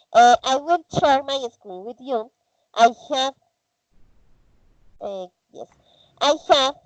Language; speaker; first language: English; non-native, learner; Spanish